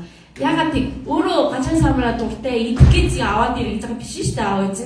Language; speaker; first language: Mongolian; non-native, fluent; Korean